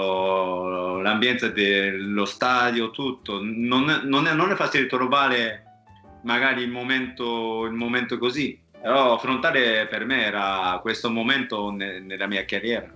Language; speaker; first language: Italian; non-native, fluent; Japanese